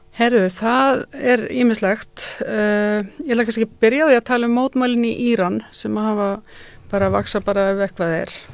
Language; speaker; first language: Icelandic; non-native, fluent; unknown